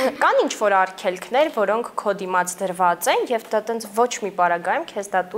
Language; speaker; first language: Armenian; native; Armenian